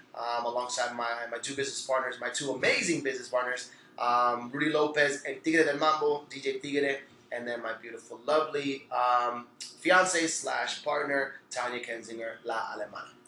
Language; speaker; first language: English; early bilingual, other home language; Spanish